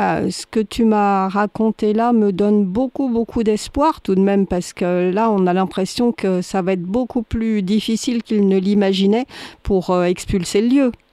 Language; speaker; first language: French; native; French